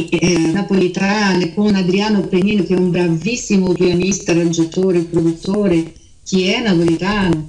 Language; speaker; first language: Italian; early bilingual, heritage; Portuguese